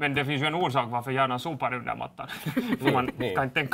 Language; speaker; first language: Swedish; native; Swedish